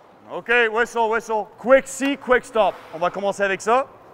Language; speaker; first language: French; native; French